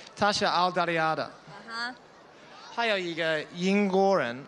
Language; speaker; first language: Chinese; non-native, learner; English